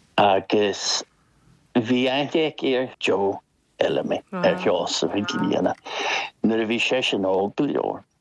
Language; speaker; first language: Irish; non-native, local second language; English